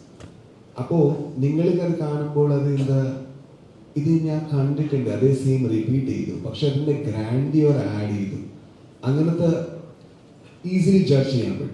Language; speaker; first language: Malayalam; non-native, learner; Kannada